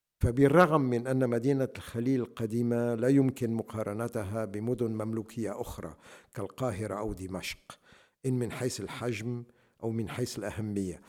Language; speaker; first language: Arabic; native; Arabic